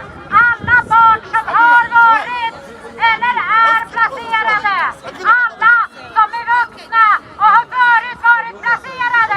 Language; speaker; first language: Swedish; early bilingual, other home language; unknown